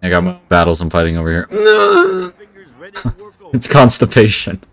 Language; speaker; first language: English; native; English